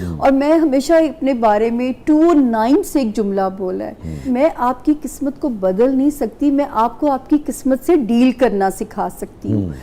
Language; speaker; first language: Urdu; non-native, local second language; Punjabi